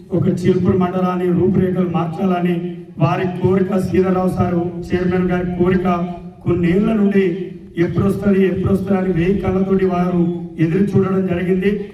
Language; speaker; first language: Telugu; native; Telugu